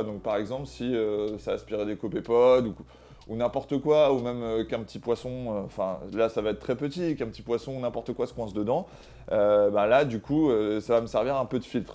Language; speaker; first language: French; native; French